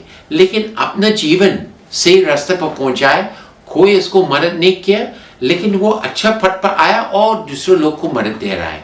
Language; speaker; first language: Hindi; non-native, fluent; English